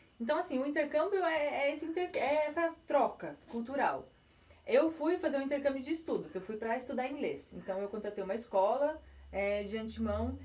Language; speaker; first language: Portuguese; early bilingual, heritage; Portuguese